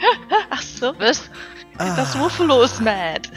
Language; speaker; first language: German; native; German